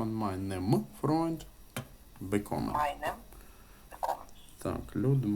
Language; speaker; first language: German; non-native, fluent; Ukrainian